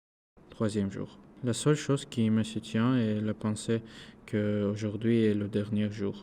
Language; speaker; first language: French; non-native, learner; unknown